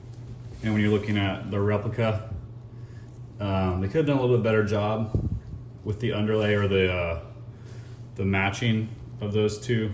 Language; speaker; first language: English; native; English